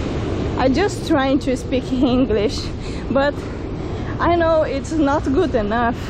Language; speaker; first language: English; non-native, learner; Portuguese